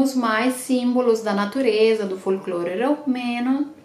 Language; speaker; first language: Portuguese; non-native, fluent; Romanian